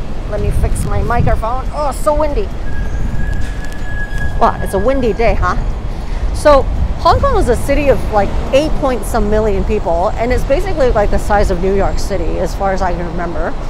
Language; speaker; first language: English; early bilingual, other home language; Cantonese